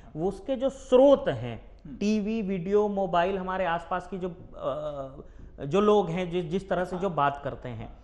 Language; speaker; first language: Hindi; native; Hindi